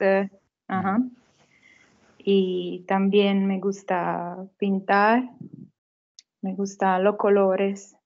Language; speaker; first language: Spanish; non-native, fluent; Italian